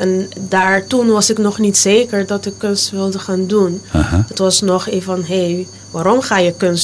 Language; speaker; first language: Dutch; non-native, local second language; Papiamento